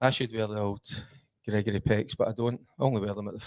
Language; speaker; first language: English; native; English